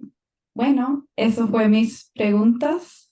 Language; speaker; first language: Spanish; non-native, fluent; Swedish